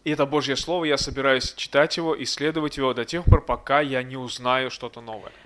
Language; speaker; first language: Russian; native; Russian